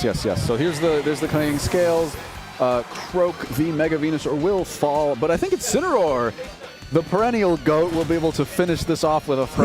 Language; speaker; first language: English; native; English